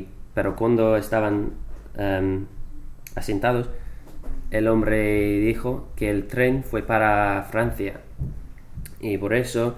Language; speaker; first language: Spanish; non-native, fluent; English